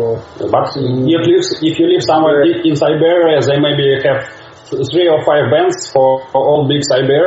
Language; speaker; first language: English; non-native, learner; Russian